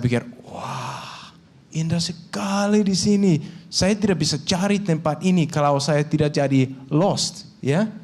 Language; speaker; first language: Indonesian; non-native, learner; Danish